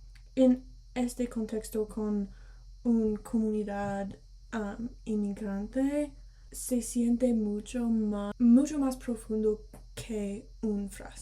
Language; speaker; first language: Spanish; early bilingual, heritage; Spanish